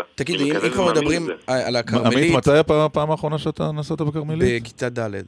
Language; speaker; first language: Hebrew; native; Hebrew